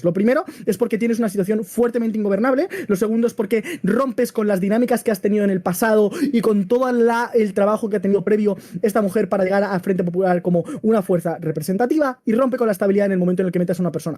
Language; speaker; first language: Spanish; native; Spanish